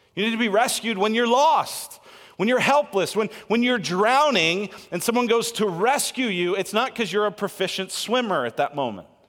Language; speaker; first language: English; native; English